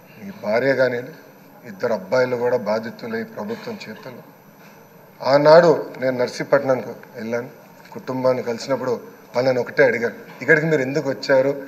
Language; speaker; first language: Telugu; native; Telugu